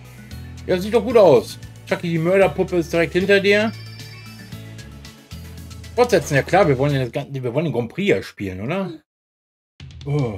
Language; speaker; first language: German; native; German